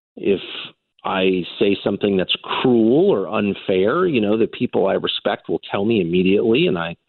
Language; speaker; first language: English; native; English